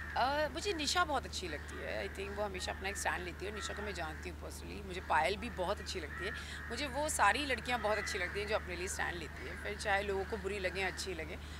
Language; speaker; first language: Hindi; native; Hindi